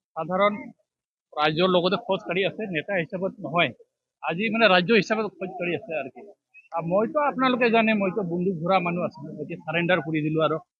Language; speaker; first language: Assamese; non-native, local second language; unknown